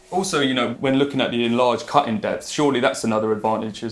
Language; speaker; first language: English; native; English